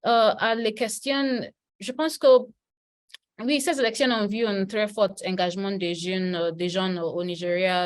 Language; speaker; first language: French; non-native, learner; Yoruba